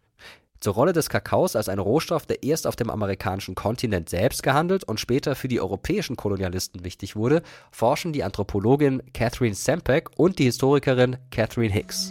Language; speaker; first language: German; native; German